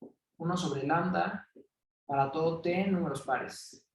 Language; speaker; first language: Spanish; native; Spanish